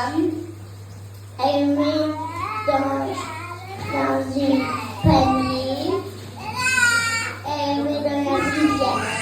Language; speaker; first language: French; early bilingual, heritage; French